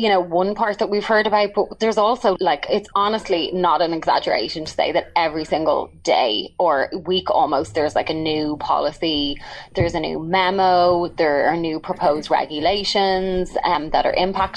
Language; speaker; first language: English; native; English